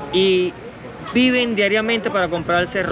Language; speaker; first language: Spanish; native; Spanish